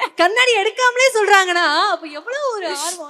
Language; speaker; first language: Tamil; native; Tamil